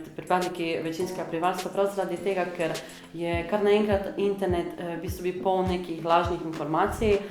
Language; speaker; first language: Slovenian; non-native, local second language; Romany